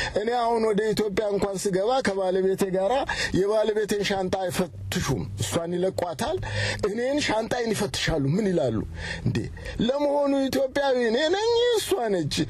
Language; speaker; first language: Amharic; native; Amharic